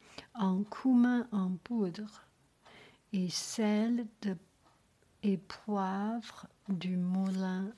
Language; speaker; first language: French; non-native, learner; Chinese